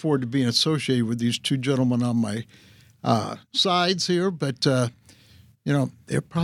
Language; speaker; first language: English; native; English